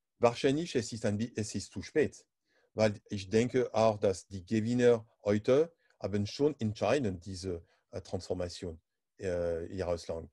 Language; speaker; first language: German; non-native, learner; French